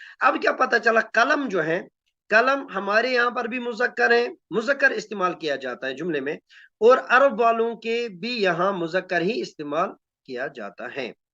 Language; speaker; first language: Urdu; non-native, local second language; Kashmiri